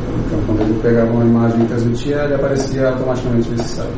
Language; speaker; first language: Portuguese; native; Portuguese